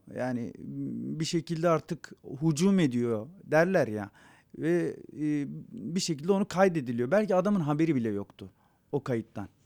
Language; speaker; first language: Turkish; non-native, local second language; Zaza